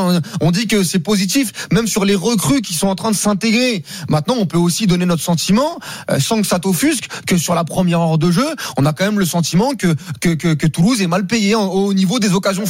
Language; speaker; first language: French; native; French